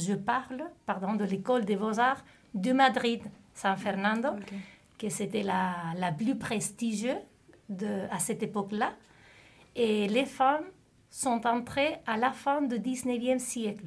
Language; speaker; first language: French; non-native, fluent; Spanish